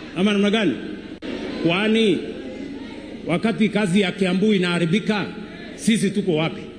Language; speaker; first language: Swahili; non-native, local second language; Kalenjin